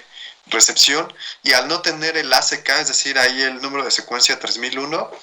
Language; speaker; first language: Spanish; native; Spanish